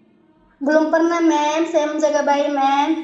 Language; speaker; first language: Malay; non-native, fluent; Indonesian